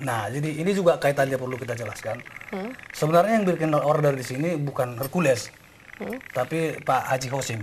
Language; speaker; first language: Indonesian; native; Indonesian